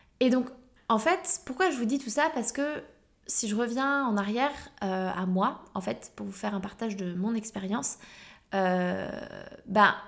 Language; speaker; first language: French; native; French